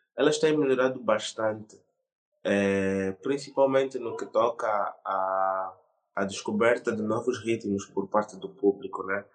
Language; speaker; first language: Portuguese; native; Portuguese